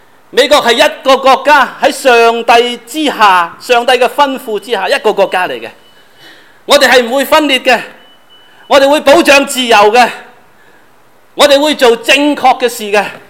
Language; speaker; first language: Cantonese; native; Cantonese